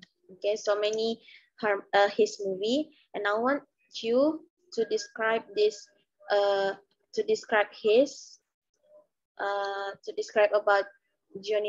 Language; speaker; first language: English; non-native, learner; Indonesian